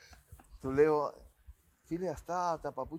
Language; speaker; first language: Greek; non-native, learner; Spanish